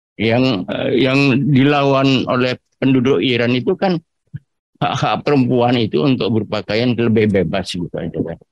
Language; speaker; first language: Indonesian; non-native, local second language; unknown